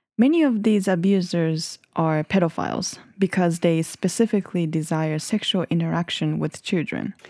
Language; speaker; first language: English; non-native, fluent; Japanese